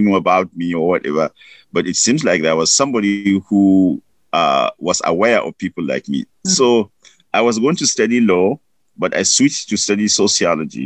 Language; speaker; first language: English; non-native, local second language; Hausa